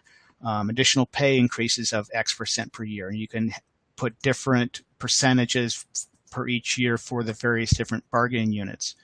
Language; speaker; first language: English; native; English